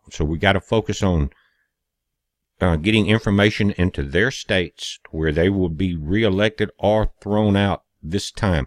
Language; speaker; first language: English; native; English